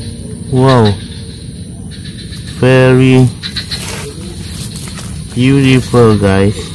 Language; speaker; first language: English; non-native, learner; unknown